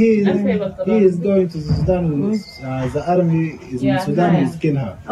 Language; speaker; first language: English; non-native, learner; Arabic